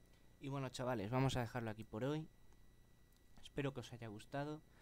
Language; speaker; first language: Spanish; native; Spanish